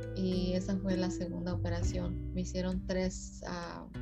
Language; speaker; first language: Spanish; early bilingual, heritage; Spanish